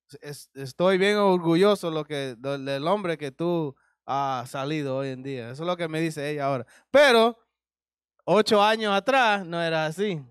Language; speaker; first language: Spanish; early bilingual, heritage; Spanish